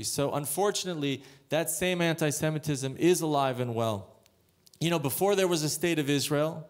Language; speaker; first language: English; native; English